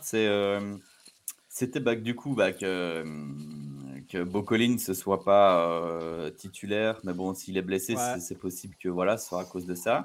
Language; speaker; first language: French; native; French